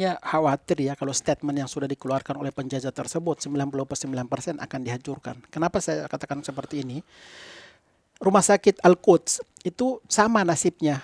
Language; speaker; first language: Indonesian; non-native, fluent; Arabic